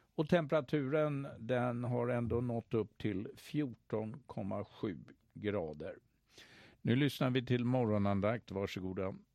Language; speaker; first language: Swedish; native; Swedish